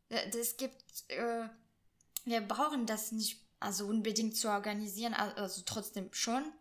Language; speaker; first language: German; non-native, fluent; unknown